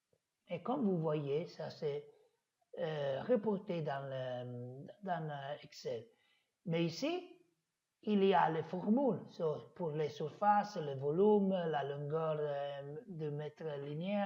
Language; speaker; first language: French; non-native, fluent; Italian